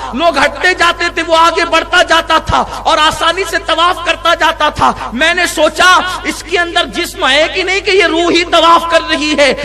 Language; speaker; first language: Urdu; native; Urdu